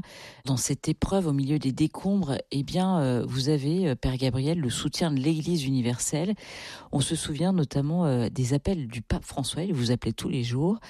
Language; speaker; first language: French; native; French